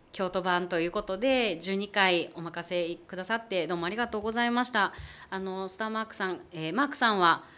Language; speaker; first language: Japanese; native; Japanese